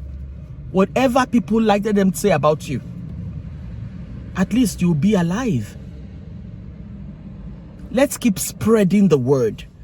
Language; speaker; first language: English; non-native, local second language; Yoruba